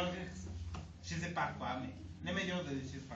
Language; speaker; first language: French; non-native, learner; Spanish